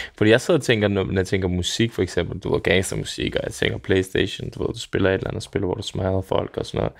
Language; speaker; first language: Danish; early bilingual, other home language; Serbian